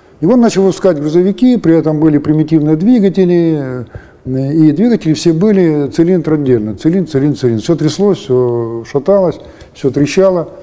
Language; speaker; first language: Russian; native; Russian